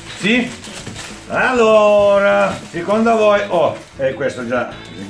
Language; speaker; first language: Italian; non-native, fluent; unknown